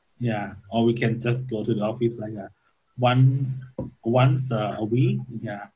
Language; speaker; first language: English; non-native, learner; Thai